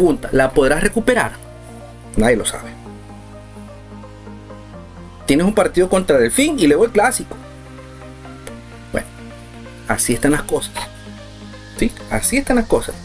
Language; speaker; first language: Spanish; native; Spanish